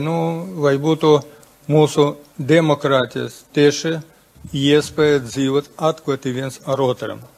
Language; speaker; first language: Latvian; non-native, local second language; Russian